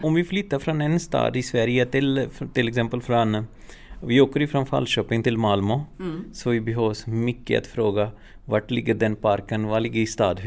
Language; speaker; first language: Swedish; non-native, learner; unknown